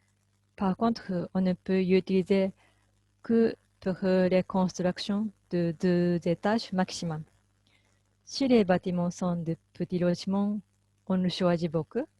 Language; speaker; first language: French; non-native, fluent; Japanese